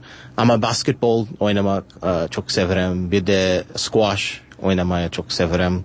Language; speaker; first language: Turkish; non-native, learner; English